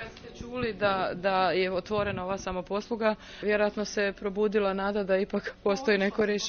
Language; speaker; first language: Croatian; native; Croatian